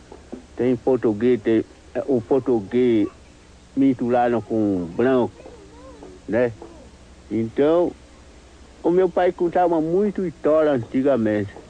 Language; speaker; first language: Portuguese; non-native, local second language; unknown